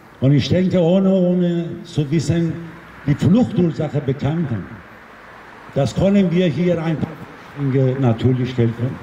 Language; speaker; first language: German; non-native, fluent; Persian